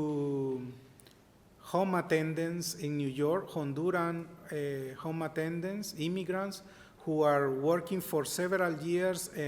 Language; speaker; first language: English; non-native, learner; Spanish